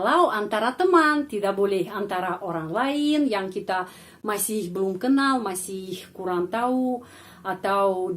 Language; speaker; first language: Indonesian; non-native, fluent; Russian